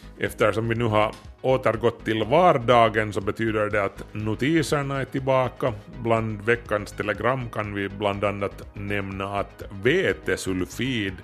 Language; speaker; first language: Swedish; native; Swedish